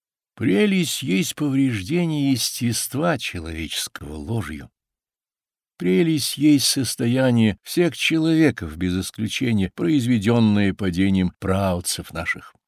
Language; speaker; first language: Russian; native; Russian